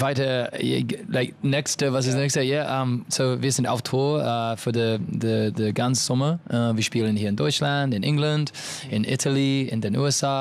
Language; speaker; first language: German; non-native, learner; English